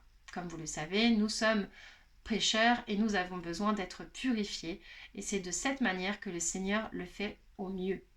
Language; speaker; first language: French; native; French